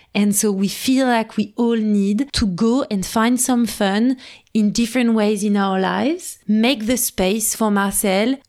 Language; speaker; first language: English; non-native, fluent; French